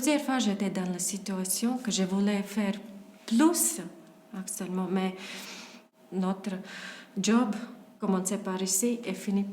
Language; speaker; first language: French; non-native, fluent; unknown